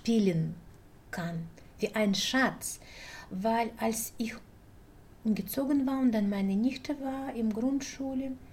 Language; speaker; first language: German; non-native, learner; Russian